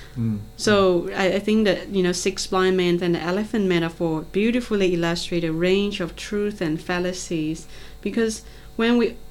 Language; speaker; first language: English; non-native, local second language; Cantonese